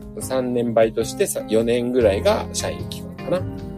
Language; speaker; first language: Japanese; native; Japanese